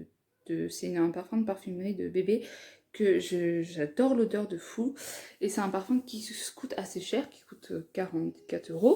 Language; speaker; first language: French; native; French